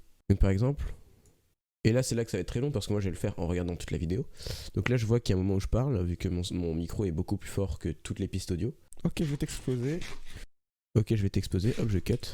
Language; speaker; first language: French; native; French